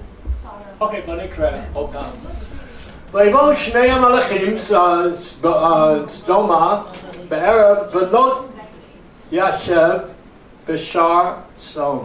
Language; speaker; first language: Hebrew; non-native, fluent; English